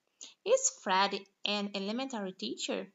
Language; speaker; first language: English; non-native, fluent; Portuguese